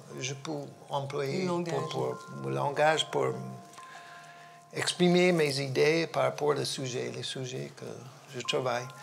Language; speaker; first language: French; non-native, fluent; English